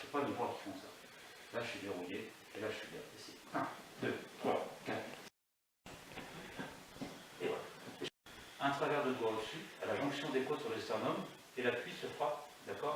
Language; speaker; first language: French; native; French